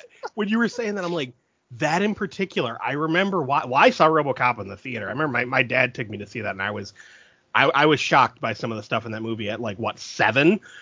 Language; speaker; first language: English; native; English